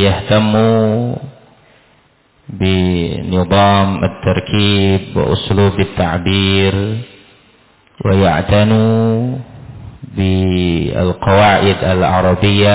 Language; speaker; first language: Arabic; non-native, fluent; Indonesian